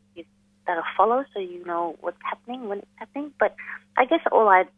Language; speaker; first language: English; non-native, local second language; Hindi